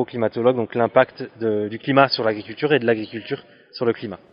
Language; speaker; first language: French; native; French